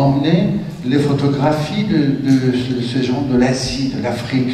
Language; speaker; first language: French; non-native, fluent; Persian